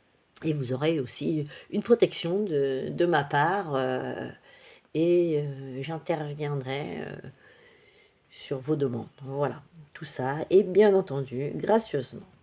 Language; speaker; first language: French; native; French